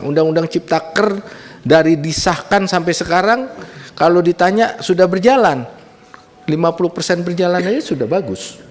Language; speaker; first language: Indonesian; native; Indonesian